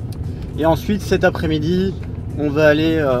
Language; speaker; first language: French; native; French